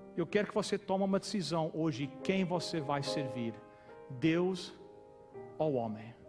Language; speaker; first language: Portuguese; non-native, fluent; English